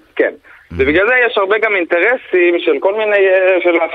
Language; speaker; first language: Hebrew; native; Hebrew